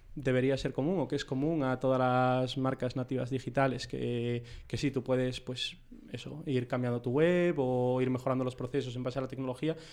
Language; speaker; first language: Spanish; native; Spanish